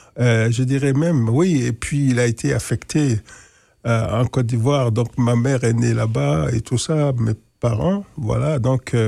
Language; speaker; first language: French; non-native, local second language; Wolof